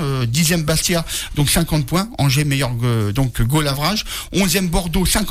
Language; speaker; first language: French; native; French